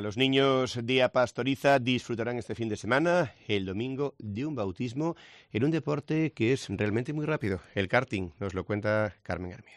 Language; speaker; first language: Spanish; native; Spanish